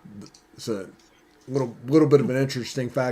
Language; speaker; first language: English; native; English